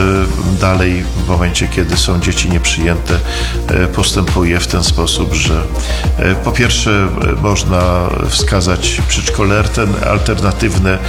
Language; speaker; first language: Polish; native; Polish